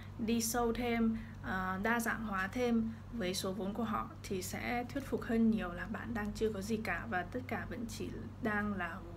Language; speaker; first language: Vietnamese; early bilingual, heritage; Vietnamese